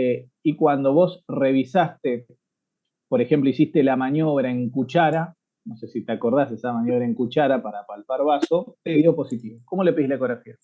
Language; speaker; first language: Spanish; native; Spanish